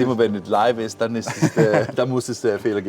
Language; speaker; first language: German; non-native, fluent; Danish